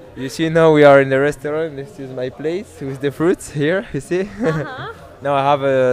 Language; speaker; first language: English; non-native, fluent; French